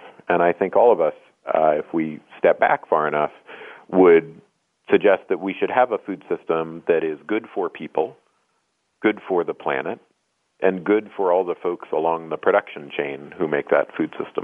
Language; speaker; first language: English; native; English